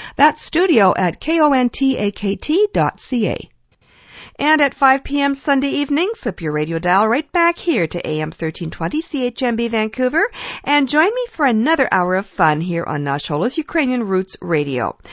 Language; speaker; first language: English; early bilingual, other home language; Ukrainian